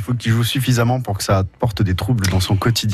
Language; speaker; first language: French; native; French